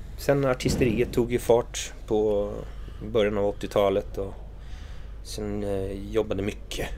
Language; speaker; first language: Swedish; early bilingual, other home language; English